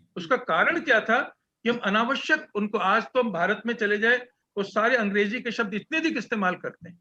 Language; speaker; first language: Hindi; native; Hindi